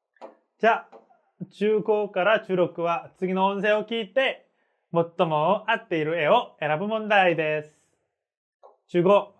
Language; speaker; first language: Japanese; non-native, fluent; Korean